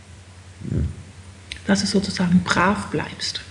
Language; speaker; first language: German; native; German